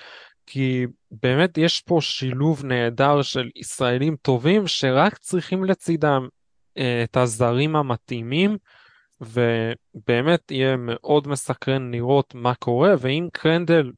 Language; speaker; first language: Hebrew; native; Hebrew